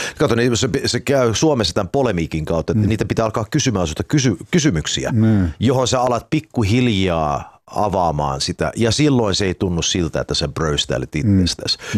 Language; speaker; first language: Finnish; early bilingual, heritage; Finnish